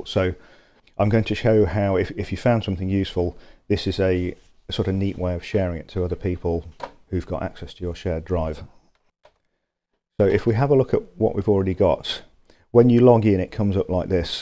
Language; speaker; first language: English; native; English